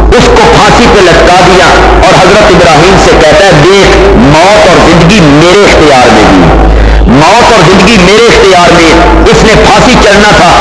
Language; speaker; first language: Urdu; non-native, local second language; Punjabi